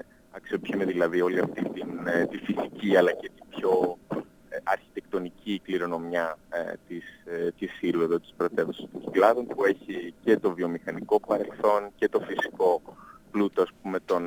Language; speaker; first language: Greek; non-native, fluent; English